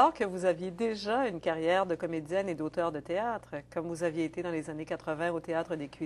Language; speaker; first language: French; native; French